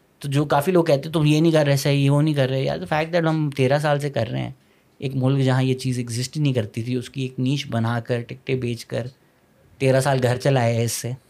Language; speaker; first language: Urdu; native; Urdu